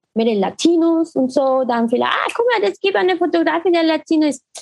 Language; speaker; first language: German; non-native, learner; Spanish